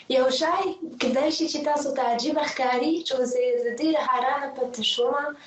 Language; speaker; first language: Pashto; non-native, fluent; French